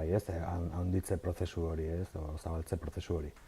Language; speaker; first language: Basque; non-native, local second language; Spanish